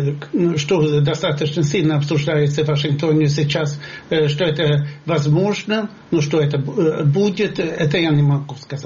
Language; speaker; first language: Russian; non-native, fluent; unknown